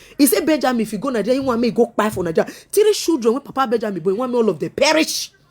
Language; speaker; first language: Nigerian Pidgin; non-native, local second language; Esan